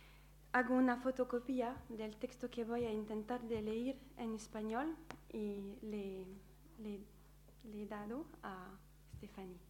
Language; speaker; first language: Spanish; non-native, learner; French